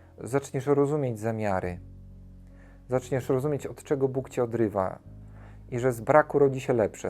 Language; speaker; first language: Polish; native; Polish